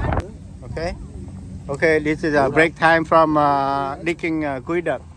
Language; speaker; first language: English; non-native, learner; Khmer